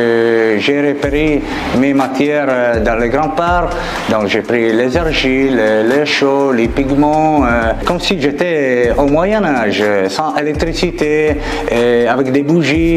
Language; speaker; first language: French; non-native, fluent; Italian